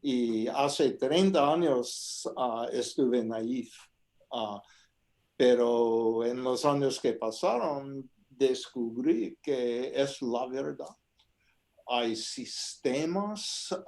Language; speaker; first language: Spanish; non-native, fluent; English